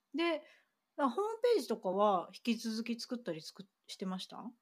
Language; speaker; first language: Japanese; early bilingual, other home language; English